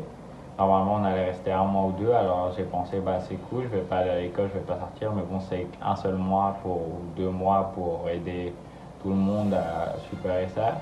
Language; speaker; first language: French; non-native, fluent; Spanish